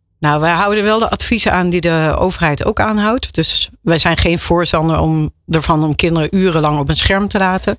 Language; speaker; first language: Dutch; native; Dutch